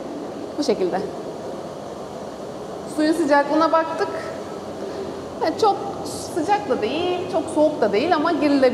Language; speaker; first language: Turkish; native; Turkish